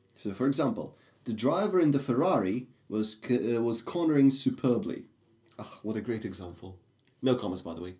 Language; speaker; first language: English; non-native, fluent; Russian